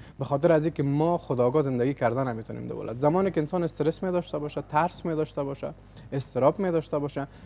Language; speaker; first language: Persian; native; Persian